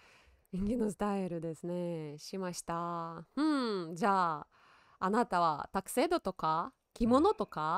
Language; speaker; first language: Japanese; non-native, learner; Russian